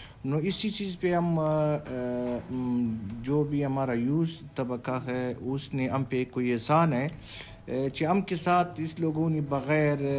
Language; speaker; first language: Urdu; non-native, local second language; Pashto